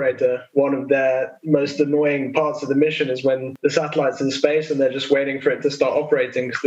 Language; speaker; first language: English; native; English